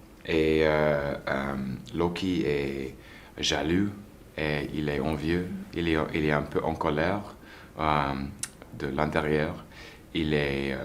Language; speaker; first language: French; non-native, learner; English